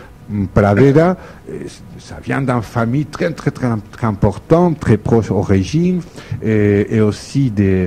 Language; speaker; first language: French; non-native, fluent; Spanish